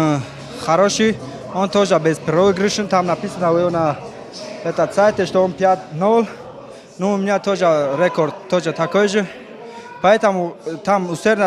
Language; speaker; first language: Russian; non-native, fluent; Tajik